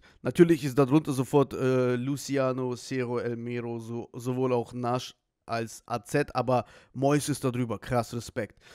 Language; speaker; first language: German; native; German